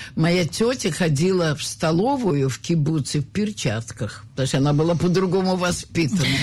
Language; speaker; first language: Russian; native; Russian